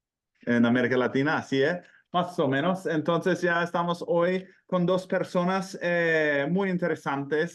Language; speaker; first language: Spanish; non-native, fluent; English